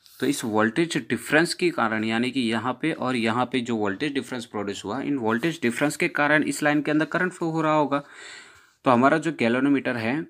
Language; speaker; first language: Hindi; non-native, local second language; Gujarati